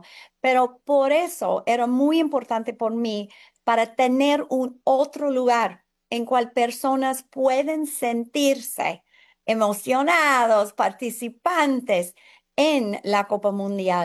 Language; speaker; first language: Spanish; non-native, fluent; English